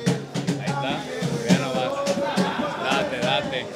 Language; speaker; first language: Spanish; native; Spanish